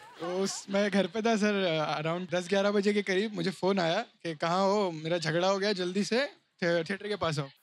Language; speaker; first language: Hindi; native; Hindi